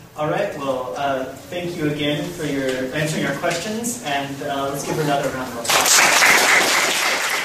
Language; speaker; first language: English; native; English